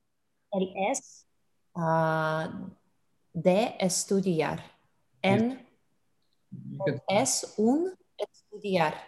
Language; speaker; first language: Spanish; non-native, learner; English